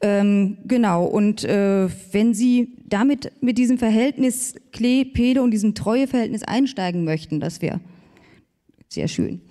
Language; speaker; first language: German; native; German